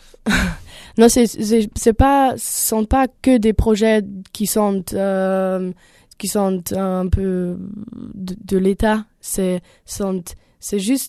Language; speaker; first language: French; non-native, learner; German